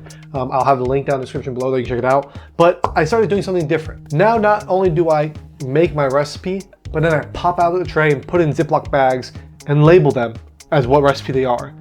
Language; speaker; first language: English; native; English